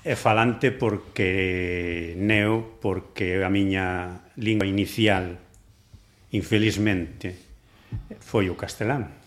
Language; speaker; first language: Galician; non-native, local second language; Spanish